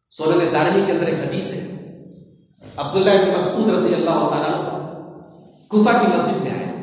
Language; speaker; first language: Urdu; native; Urdu